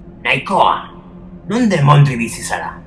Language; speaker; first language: Basque; non-native, learner; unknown